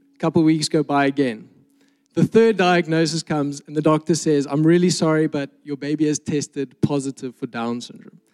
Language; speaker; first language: English; native; English